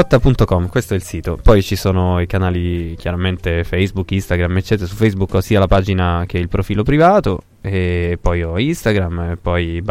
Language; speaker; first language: Italian; native; Italian